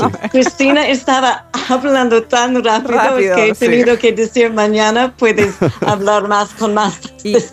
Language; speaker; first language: Spanish; non-native, learner; English